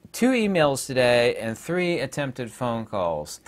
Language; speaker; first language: English; native; English